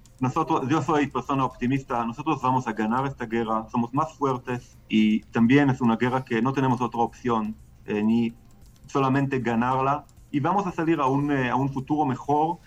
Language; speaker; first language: Spanish; non-native, fluent; Hebrew